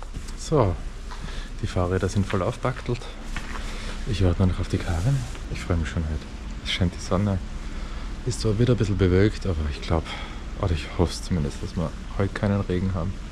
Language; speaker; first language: German; native; German